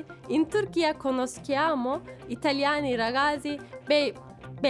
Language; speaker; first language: Italian; non-native, learner; Turkish